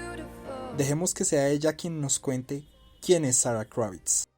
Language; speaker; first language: Spanish; native; Spanish